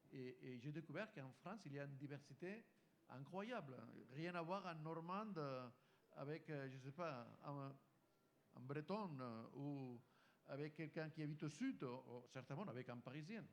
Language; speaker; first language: French; non-native, fluent; Spanish